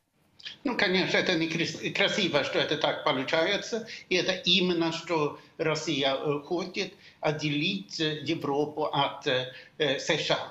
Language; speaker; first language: Russian; non-native, fluent; Swedish